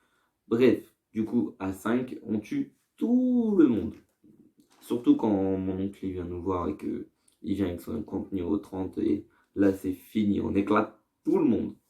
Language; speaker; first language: French; native; French